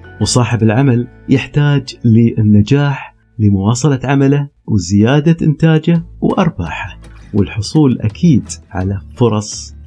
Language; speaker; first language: Arabic; native; Arabic